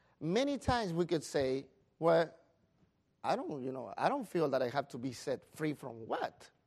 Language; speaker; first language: English; non-native, fluent; Spanish